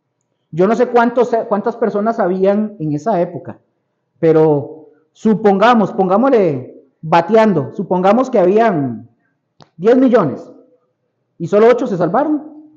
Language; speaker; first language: Spanish; native; Spanish